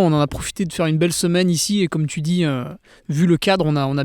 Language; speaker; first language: French; native; French